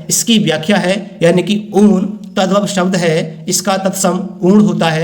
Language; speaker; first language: Hindi; native; Hindi